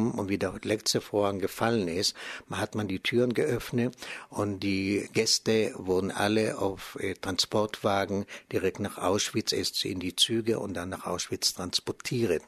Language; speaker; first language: German; non-native, fluent; Hebrew